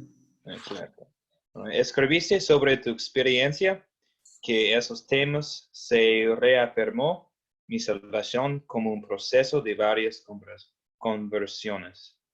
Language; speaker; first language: Spanish; non-native, fluent; English